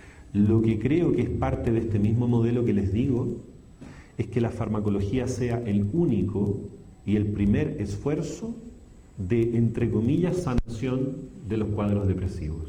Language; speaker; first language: Spanish; native; Spanish